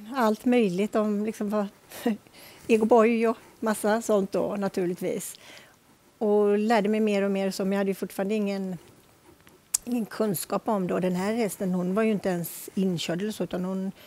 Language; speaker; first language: Swedish; native; Swedish